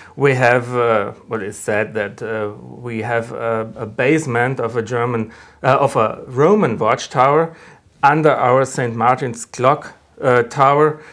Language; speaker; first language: English; non-native, fluent; German